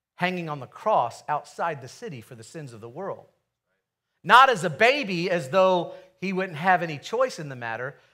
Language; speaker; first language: English; native; English